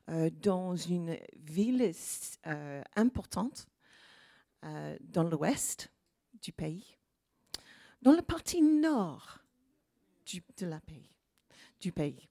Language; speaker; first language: French; non-native, learner; English